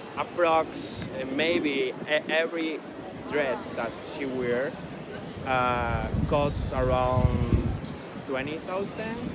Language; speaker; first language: English; non-native, learner; Spanish